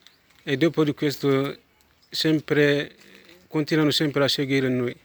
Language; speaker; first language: Italian; non-native, learner; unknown